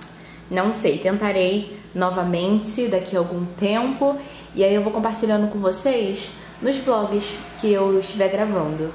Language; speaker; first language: Portuguese; native; Portuguese